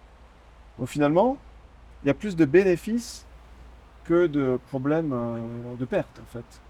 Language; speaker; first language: French; native; French